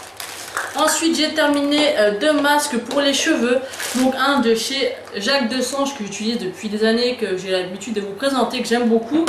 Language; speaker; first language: French; native; French